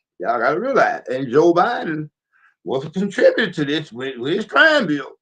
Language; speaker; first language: English; native; English